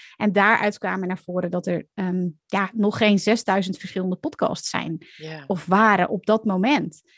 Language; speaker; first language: Dutch; native; Dutch